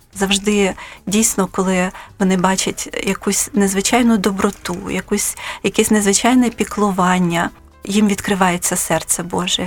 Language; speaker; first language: Ukrainian; native; Ukrainian